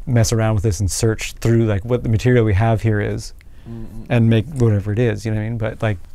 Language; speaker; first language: English; native; English